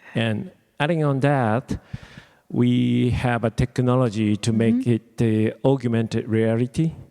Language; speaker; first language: English; non-native, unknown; Japanese